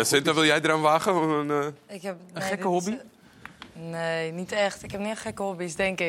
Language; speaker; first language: Dutch; native; Dutch